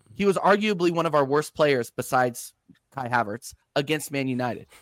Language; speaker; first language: English; native; English